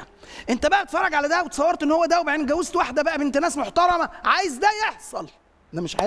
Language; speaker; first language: Arabic; native; Arabic